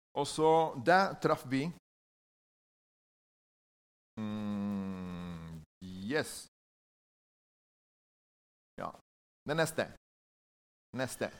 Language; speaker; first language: Norwegian; non-native, learner; Spanish